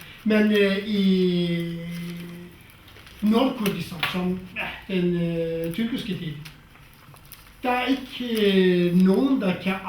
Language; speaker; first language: Danish; non-native, fluent; Kurdish